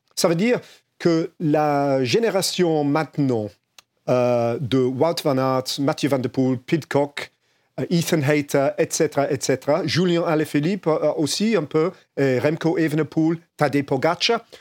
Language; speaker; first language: French; non-native, fluent; English